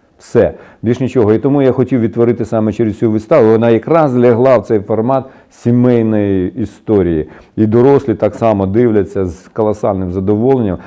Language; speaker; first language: Ukrainian; non-native, local second language; Russian